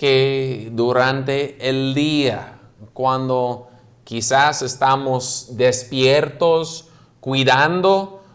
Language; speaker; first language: Spanish; non-native, fluent; English